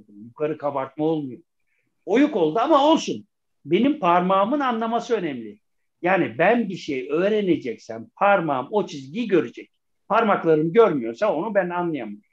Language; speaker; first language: Turkish; native; Turkish